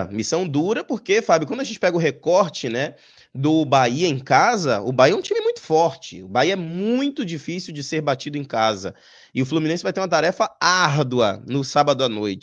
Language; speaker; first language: Portuguese; native; Portuguese